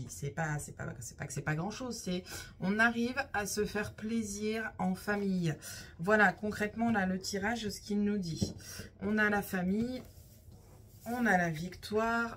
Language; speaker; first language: French; native; French